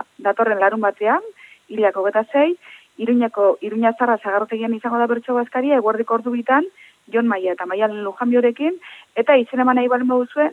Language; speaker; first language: Basque; native; Basque